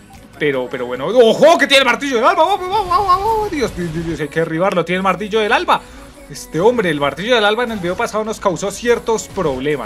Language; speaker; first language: Spanish; native; Spanish